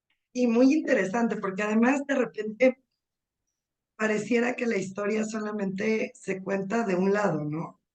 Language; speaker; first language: Spanish; native; Spanish